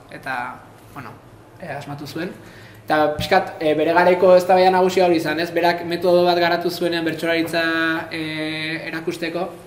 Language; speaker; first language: Basque; native; Basque